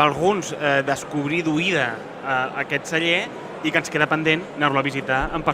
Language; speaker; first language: Catalan; native; Catalan